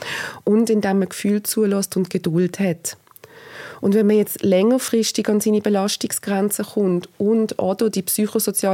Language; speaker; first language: German; native; German